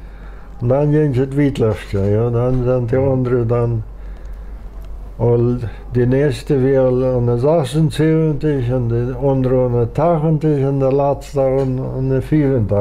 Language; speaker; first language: German; non-native, local second language; Plautdietsch